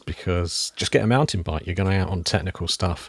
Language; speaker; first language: English; native; English